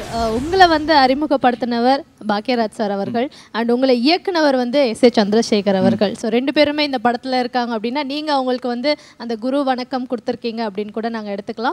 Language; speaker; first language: Tamil; native; Tamil